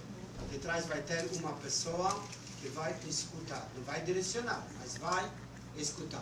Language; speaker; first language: Portuguese; non-native, fluent; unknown